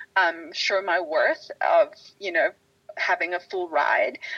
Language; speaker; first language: English; native; English